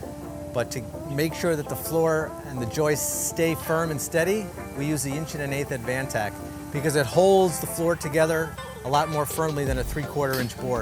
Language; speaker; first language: English; native; English